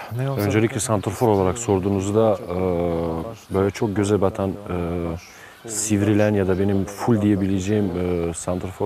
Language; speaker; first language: Turkish; native; Turkish